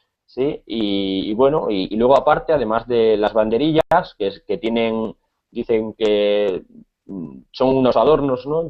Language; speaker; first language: Spanish; native; Spanish